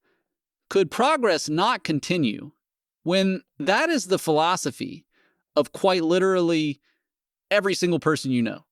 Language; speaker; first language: English; native; English